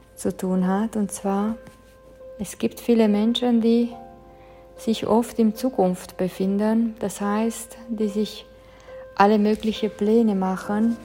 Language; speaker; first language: German; non-native, fluent; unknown